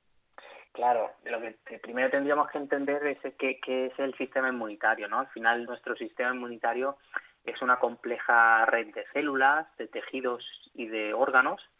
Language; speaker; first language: Spanish; native; Spanish